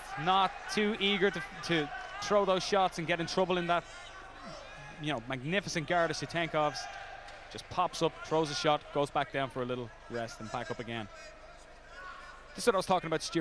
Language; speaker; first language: English; native; English